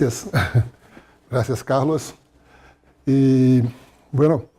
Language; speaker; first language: Spanish; non-native, fluent; Portuguese